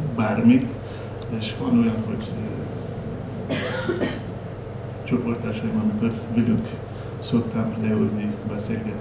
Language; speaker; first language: Hungarian; non-native, learner; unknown